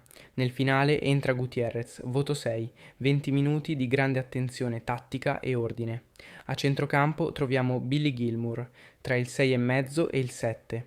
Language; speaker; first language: Italian; native; Italian